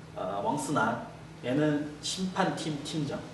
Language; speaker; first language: Korean; non-native, fluent; Chinese